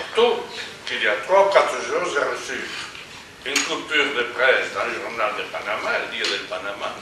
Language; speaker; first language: French; non-native, fluent; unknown